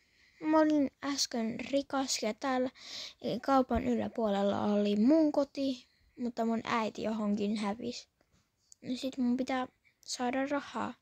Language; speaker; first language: Finnish; early bilingual, other home language; Polish